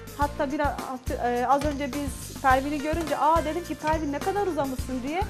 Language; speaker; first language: Turkish; non-native, local second language; Arabic